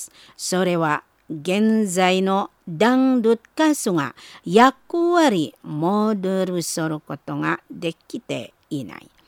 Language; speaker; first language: Japanese; non-native, learner; Indonesian